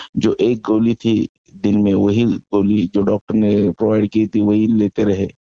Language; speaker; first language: Hindi; non-native, local second language; Marathi